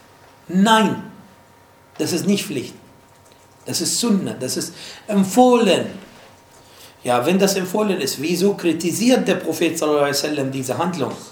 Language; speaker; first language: German; non-native, fluent; Arabic